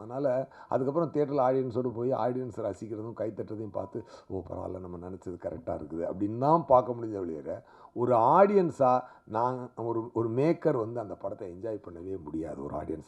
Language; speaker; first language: Tamil; native; Tamil